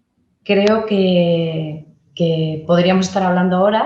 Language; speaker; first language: Spanish; native; Spanish